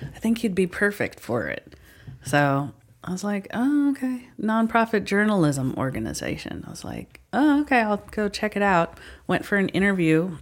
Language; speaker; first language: English; early bilingual, other home language; Filipino